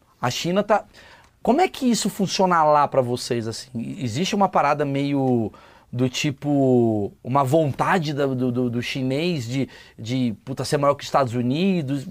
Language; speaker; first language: Portuguese; native; Portuguese